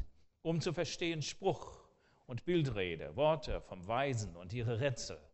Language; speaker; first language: German; non-native, fluent; English